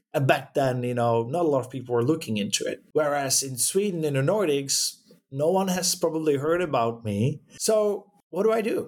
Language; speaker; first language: English; non-native, fluent; Czech